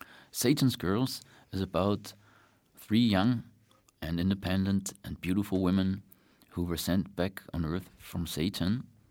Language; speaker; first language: English; non-native, fluent; German